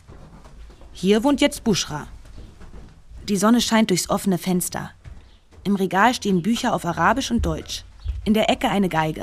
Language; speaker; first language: German; native; German